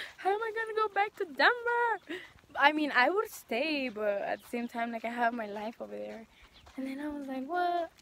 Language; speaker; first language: English; early bilingual, other home language; Spanish